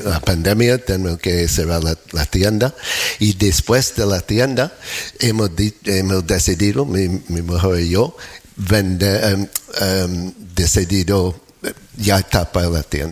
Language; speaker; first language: Spanish; non-native, fluent; English